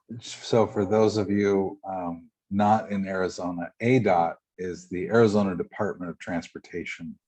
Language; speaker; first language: English; native; English